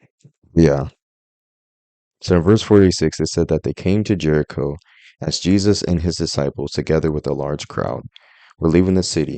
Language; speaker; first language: English; native; English